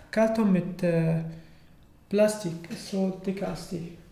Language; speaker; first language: German; non-native, fluent; Arabic